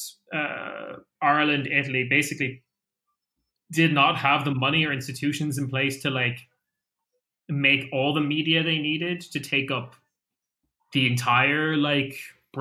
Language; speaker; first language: English; native; English